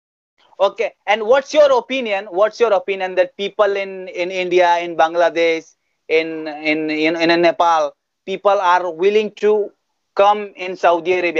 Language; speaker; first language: English; non-native, fluent; Bangla